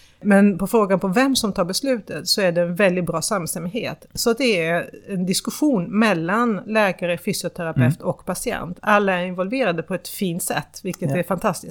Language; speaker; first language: Swedish; native; Swedish